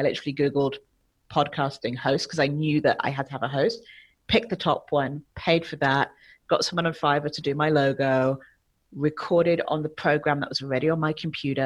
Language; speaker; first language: English; native; English